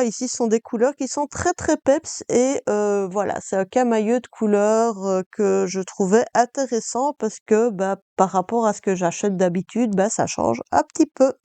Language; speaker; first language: French; native; French